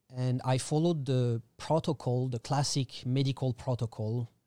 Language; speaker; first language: English; non-native, fluent; French